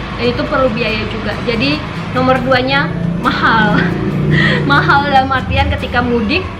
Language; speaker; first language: Indonesian; native; Indonesian